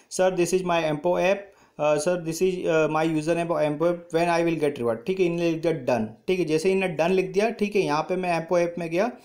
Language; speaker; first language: Hindi; native; Hindi